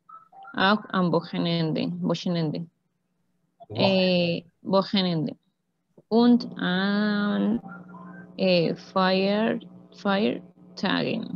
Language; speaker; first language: German; non-native, learner; Spanish